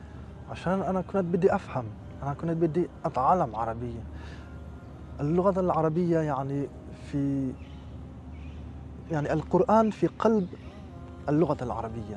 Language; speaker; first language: Arabic; non-native, learner; French